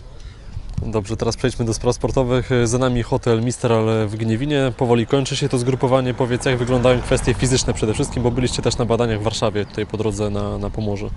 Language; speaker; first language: Polish; native; Polish